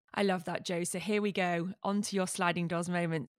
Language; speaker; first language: English; native; English